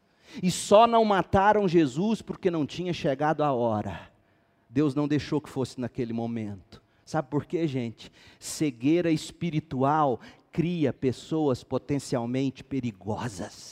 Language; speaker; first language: Portuguese; native; Portuguese